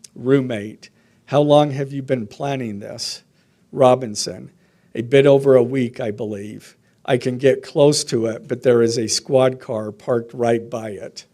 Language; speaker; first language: English; native; English